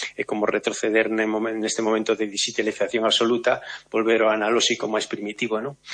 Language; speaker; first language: Galician; non-native, local second language; Spanish